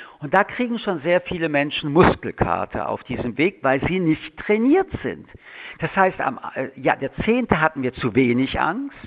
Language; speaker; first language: German; early bilingual, other home language; French